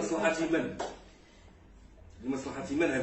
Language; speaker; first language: Arabic; native; Arabic